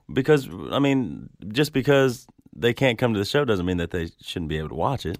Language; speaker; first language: English; native; English